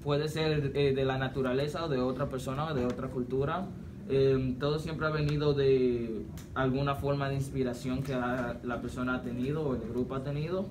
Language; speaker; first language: Spanish; early bilingual, heritage; Spanish